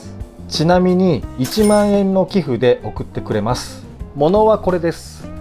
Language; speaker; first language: Japanese; native; Japanese